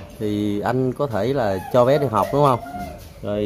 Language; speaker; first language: Vietnamese; native; Vietnamese